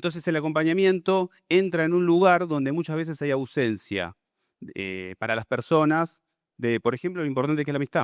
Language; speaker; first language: Spanish; native; Spanish